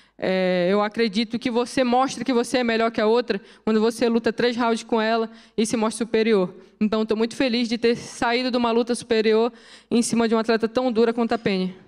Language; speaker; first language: Portuguese; native; Portuguese